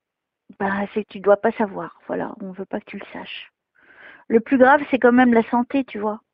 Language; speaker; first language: French; native; French